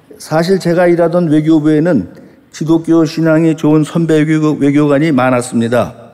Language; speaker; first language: Korean; native; Korean